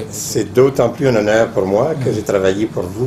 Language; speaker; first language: French; native; French